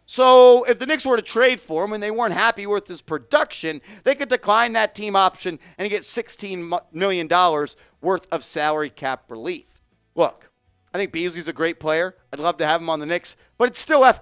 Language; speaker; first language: English; native; English